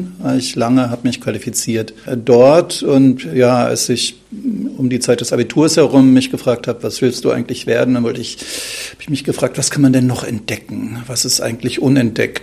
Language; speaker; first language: German; native; German